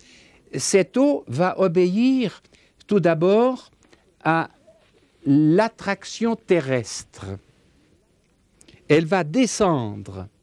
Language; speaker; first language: French; native; French